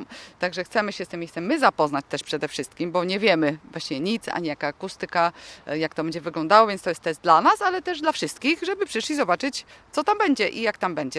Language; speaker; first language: Polish; native; Polish